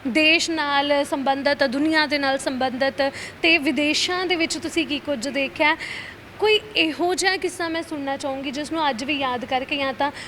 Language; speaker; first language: Punjabi; native; Punjabi